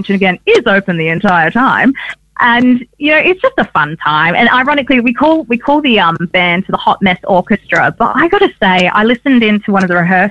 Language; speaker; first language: English; native; English